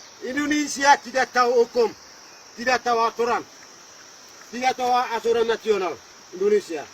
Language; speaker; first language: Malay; non-native, local second language; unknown